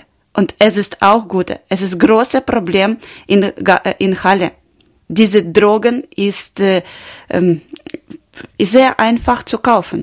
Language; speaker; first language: German; non-native, learner; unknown